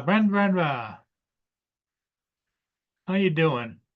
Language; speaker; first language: English; native; English